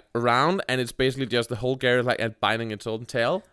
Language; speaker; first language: English; non-native, fluent; Danish